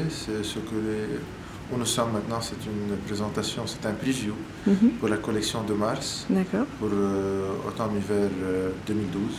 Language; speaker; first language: French; non-native, local second language; Arabic